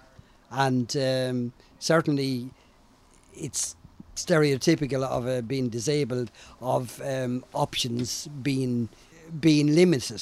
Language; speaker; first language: English; native; English